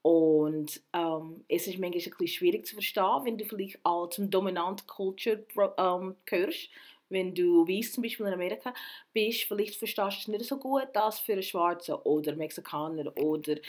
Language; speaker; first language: German; early bilingual, heritage; English